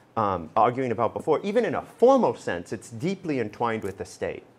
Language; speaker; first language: English; native; English